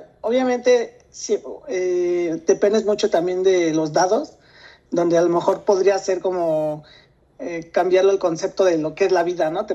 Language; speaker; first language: Spanish; native; Spanish